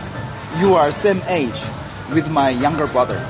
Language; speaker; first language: English; non-native, learner; Korean